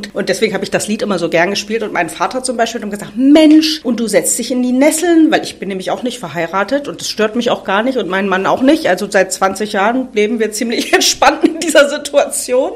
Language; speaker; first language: German; native; German